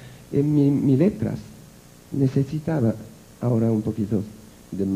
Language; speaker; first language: Spanish; non-native, learner; French